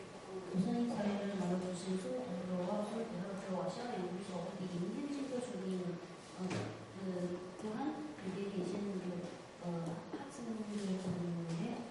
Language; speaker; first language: Korean; non-native, fluent; Chinese